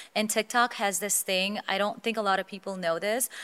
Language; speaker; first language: English; non-native, fluent; Azerbaijani